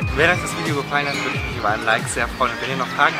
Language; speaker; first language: German; native; German